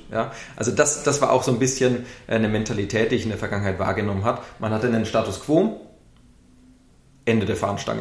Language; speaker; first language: German; native; German